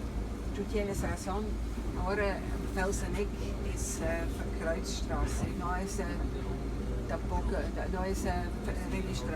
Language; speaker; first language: Spanish; non-native, learner; German